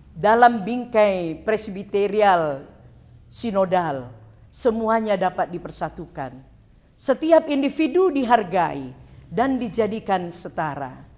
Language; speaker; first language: Indonesian; non-native, local second language; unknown